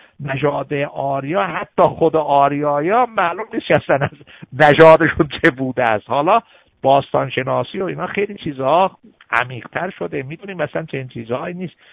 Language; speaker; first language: Persian; non-native, local second language; Azerbaijani